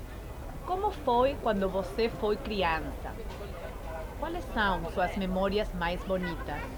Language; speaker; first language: Portuguese; non-native, fluent; Spanish